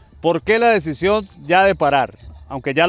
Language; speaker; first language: Spanish; native; Spanish